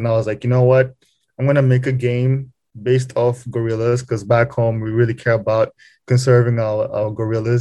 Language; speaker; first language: English; non-native, local second language; Kinyarwanda